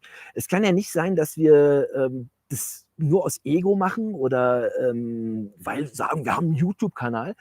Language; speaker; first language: German; native; German